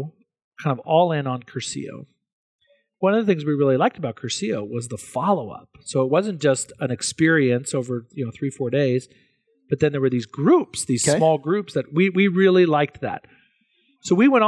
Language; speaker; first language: English; native; English